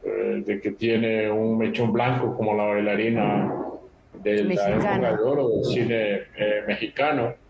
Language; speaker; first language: Spanish; native; Spanish